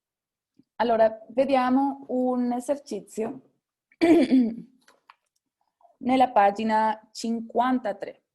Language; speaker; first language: Italian; non-native, fluent; Spanish